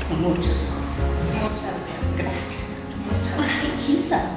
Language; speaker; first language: Spanish; non-native, learner; English